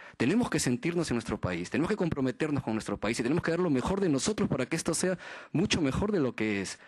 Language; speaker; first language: Spanish; native; Spanish